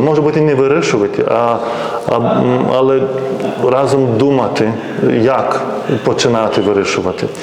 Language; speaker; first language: Ukrainian; non-native, fluent; Lithuanian